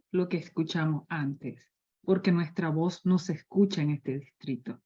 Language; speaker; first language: English; non-native, fluent; Spanish